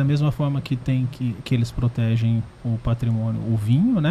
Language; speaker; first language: Portuguese; native; Portuguese